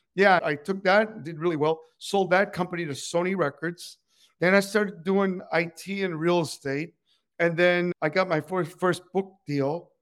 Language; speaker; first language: English; non-native, fluent; Spanish